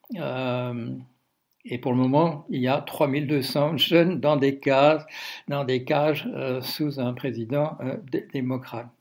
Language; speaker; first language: French; non-native, fluent; Dutch